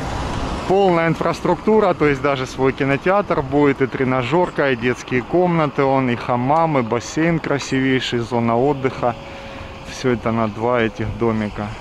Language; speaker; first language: Russian; native; Russian